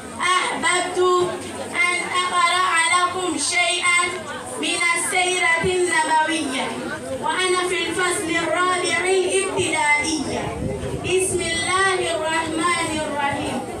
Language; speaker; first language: Arabic; non-native, learner; Swahili